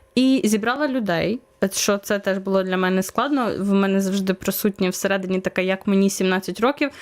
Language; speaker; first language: Ukrainian; native; Ukrainian